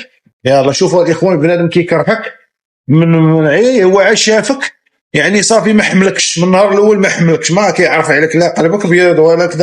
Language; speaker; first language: Arabic; native; Arabic